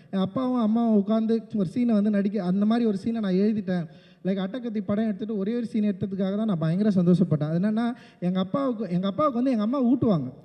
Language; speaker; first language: Tamil; native; Tamil